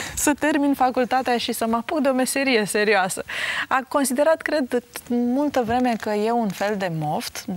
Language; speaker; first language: Romanian; native; Romanian